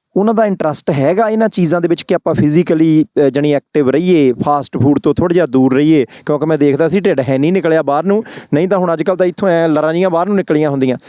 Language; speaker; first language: Punjabi; native; Punjabi